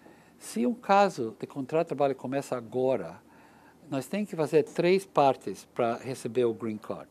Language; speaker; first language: Portuguese; non-native, learner; English